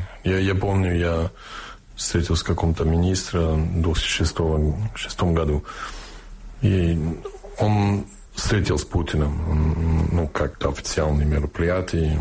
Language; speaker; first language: Russian; non-native, fluent; English